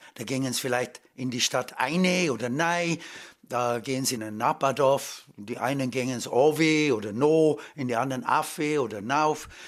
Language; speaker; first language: German; native; German